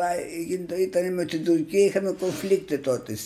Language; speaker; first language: German; non-native, learner; Greek